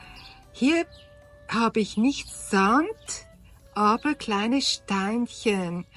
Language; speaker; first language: German; non-native, fluent; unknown